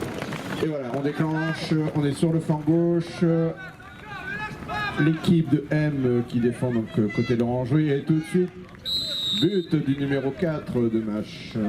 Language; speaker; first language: French; native; French